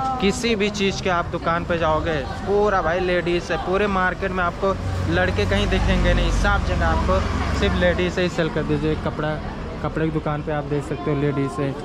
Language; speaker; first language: Hindi; native; Hindi